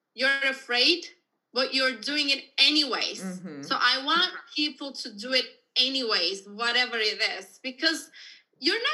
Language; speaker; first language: English; non-native, fluent; Turkish